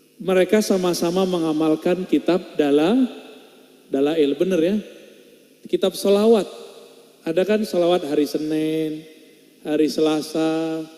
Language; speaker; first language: Indonesian; non-native, local second language; Minangkabau